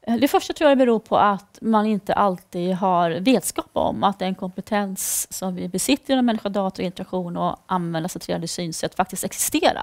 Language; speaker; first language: Swedish; native; Swedish